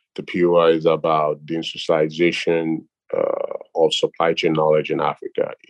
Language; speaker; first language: English; non-native, local second language; Yoruba